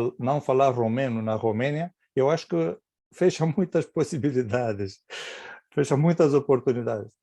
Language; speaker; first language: Portuguese; non-native, fluent; Romanian